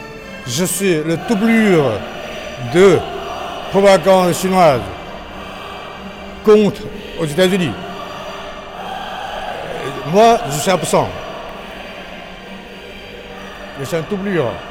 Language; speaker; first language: French; non-native, learner; Chinese